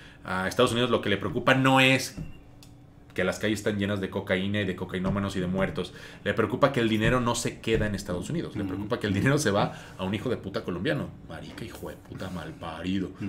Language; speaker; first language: Spanish; native; Spanish